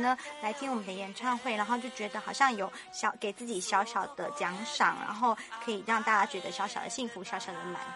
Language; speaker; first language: Chinese; native; Chinese